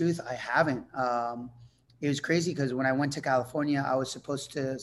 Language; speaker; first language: English; non-native, fluent; Spanish